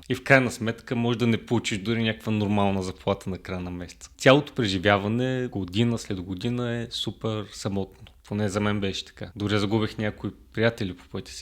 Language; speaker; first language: Bulgarian; native; Bulgarian